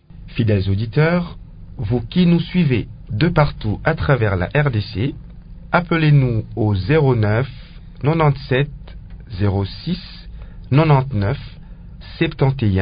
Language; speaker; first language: French; non-native, local second language; Lingala